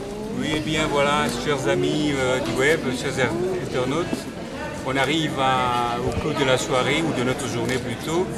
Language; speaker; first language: French; native; French